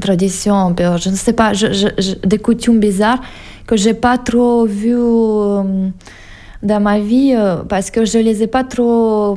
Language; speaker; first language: French; non-native, fluent; Russian